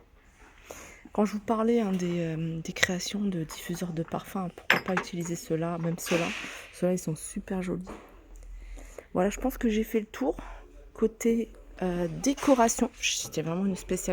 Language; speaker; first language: French; native; French